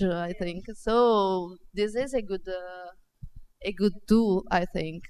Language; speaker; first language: English; non-native, fluent; Italian